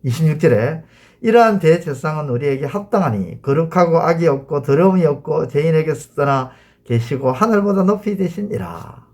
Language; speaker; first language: Korean; native; Korean